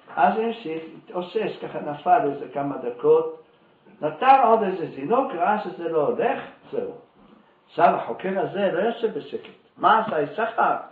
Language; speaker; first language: Hebrew; native; Hebrew